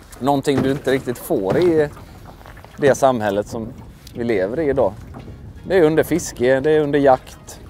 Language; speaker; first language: Swedish; early bilingual, other home language; Russian